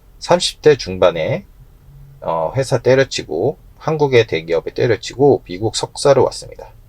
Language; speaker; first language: Korean; native; Korean